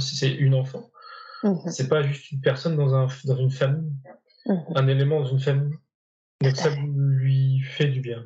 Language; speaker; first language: French; native; French